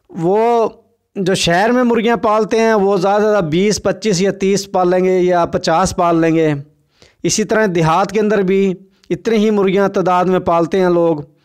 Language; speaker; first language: Urdu; non-native, local second language; Saraiki